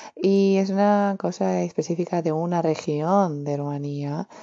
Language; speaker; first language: Spanish; non-native, fluent; Romanian